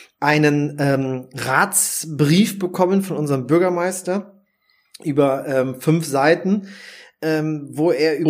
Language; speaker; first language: German; native; German